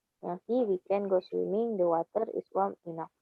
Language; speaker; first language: English; non-native, learner; Indonesian